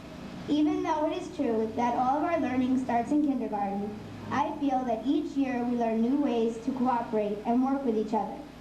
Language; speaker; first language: English; native; English